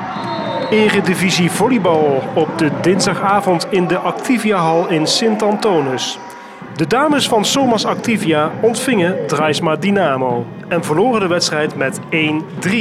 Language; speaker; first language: Dutch; native; Dutch